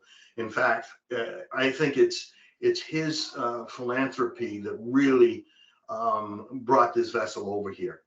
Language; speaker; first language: English; native; English